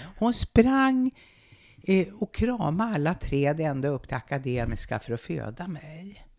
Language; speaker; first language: Swedish; native; Swedish